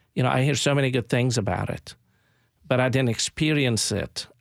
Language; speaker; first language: English; non-native, fluent; Arabic